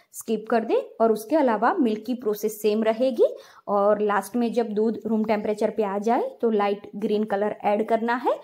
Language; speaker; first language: Hindi; non-native, local second language; Gujarati